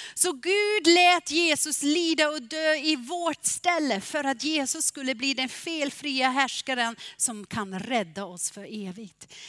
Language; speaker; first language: Swedish; non-native, fluent; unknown